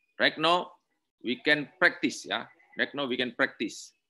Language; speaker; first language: English; non-native, learner; Indonesian